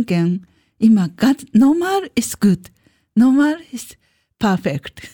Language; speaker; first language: German; non-native, learner; Japanese